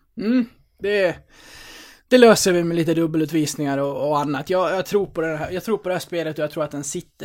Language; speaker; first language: Swedish; native; Swedish